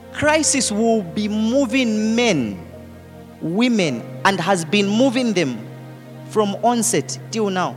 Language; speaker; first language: English; non-native, local second language; Nyanja